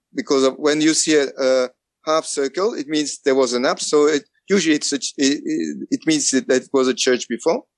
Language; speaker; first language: English; non-native, fluent; French